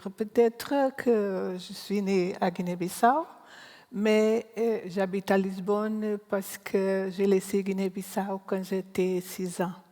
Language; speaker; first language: French; non-native, learner; Portuguese